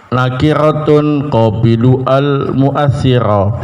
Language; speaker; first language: Arabic; non-native, fluent; Indonesian